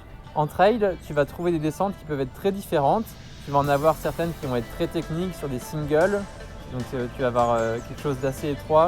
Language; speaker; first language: French; native; French